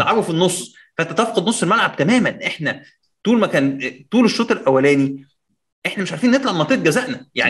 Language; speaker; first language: Arabic; native; Arabic